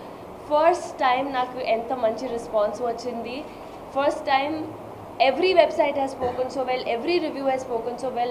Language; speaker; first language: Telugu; non-native, local second language; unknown